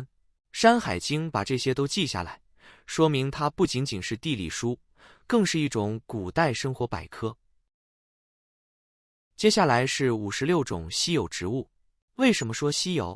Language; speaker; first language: Chinese; native; Chinese